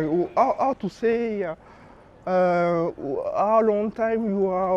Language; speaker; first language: English; non-native, learner; French